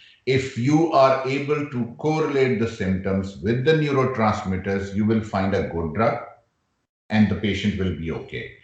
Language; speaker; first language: English; non-native, local second language; Urdu